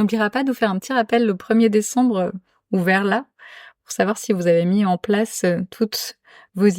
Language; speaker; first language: French; native; French